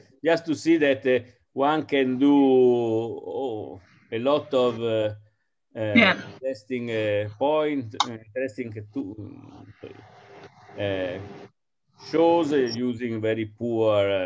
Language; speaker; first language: English; non-native, fluent; Italian